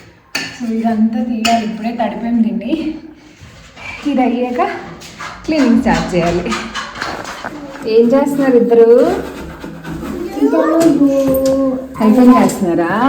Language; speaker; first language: Telugu; native; Telugu